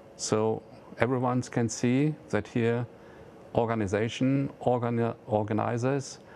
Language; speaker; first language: English; non-native, fluent; German